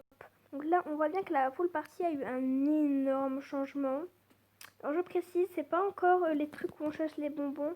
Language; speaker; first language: French; native; French